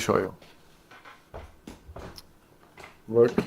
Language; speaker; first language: English; non-native, fluent; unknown